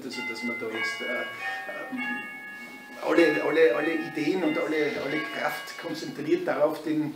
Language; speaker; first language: German; native; German